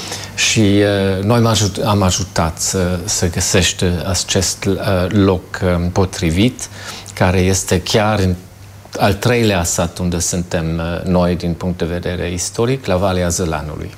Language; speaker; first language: Romanian; non-native, fluent; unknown